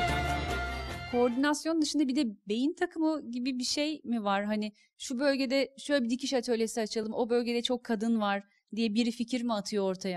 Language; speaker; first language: Turkish; native; Turkish